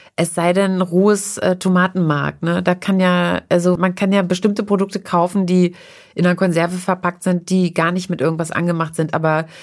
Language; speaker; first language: German; native; German